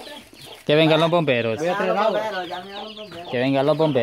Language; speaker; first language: Spanish; native; Spanish